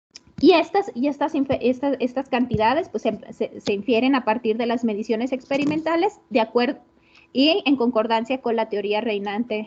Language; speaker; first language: Spanish; native; Spanish